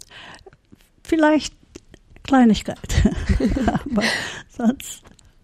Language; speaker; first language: German; early bilingual, heritage; German